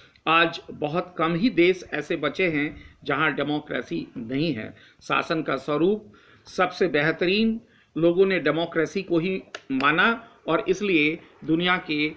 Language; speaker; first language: Hindi; native; Hindi